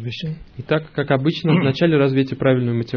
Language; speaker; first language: Russian; native; Russian